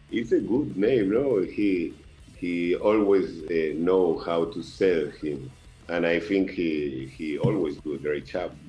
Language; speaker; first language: English; non-native, learner; Spanish